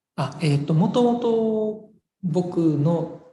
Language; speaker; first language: Japanese; native; Japanese